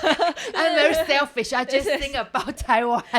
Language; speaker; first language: English; non-native, learner; Chinese